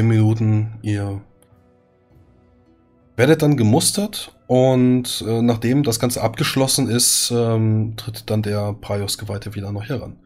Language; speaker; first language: German; native; German